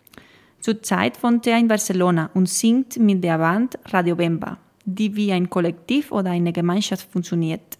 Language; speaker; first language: German; non-native, fluent; Spanish